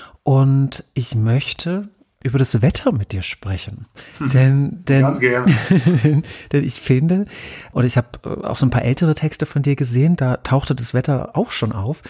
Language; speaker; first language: German; native; German